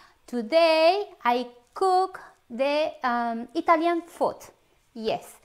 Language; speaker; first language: English; non-native, learner; Spanish